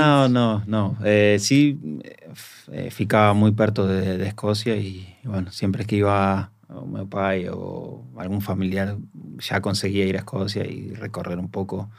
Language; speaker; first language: Portuguese; non-native, learner; Spanish